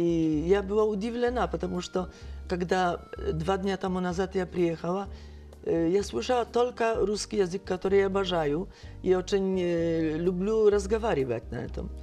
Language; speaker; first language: Russian; non-native, fluent; Polish